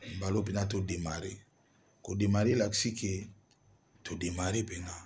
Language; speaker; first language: Lingala; native; Lingala